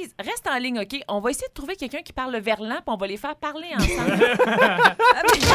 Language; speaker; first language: French; native; French